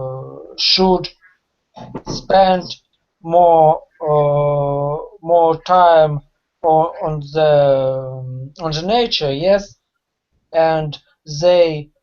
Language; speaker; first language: English; non-native, learner; Russian